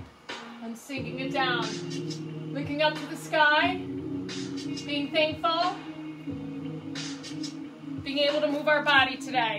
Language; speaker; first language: English; native; English